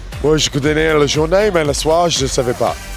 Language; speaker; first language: French; non-native, fluent; English